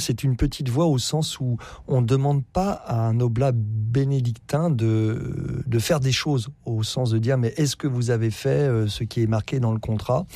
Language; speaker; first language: French; native; French